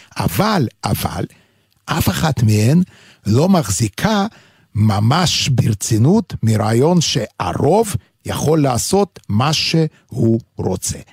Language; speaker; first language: Hebrew; non-native, fluent; Yiddish